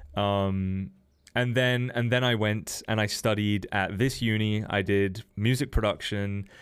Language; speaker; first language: English; native; English